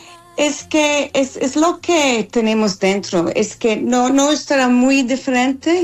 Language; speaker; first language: Spanish; non-native, learner; English